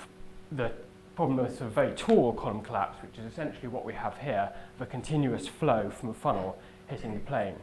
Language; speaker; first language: English; native; English